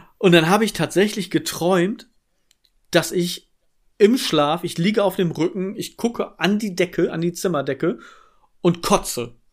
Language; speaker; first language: German; native; German